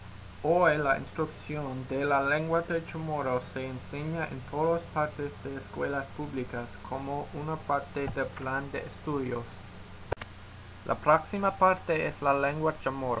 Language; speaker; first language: Spanish; non-native, learner; English